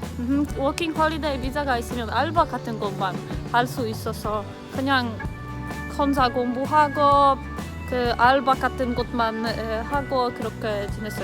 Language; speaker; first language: Korean; non-native, fluent; Polish